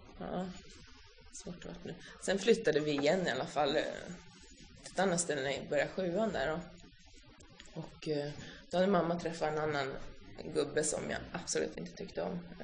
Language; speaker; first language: Swedish; early bilingual, other home language; Finnish